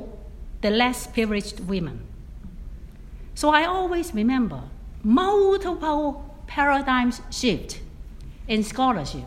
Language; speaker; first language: English; non-native, local second language; Cantonese